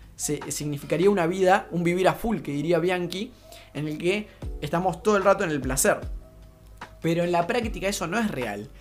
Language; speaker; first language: Spanish; native; Spanish